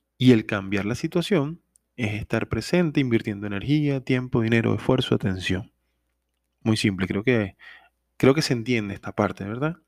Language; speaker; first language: Spanish; native; Spanish